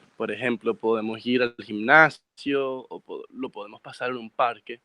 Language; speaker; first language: Spanish; early bilingual, heritage; Spanish